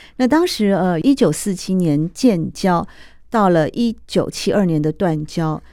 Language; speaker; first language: Chinese; native; Chinese